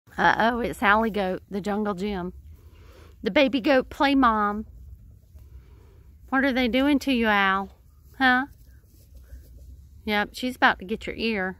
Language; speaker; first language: English; native; English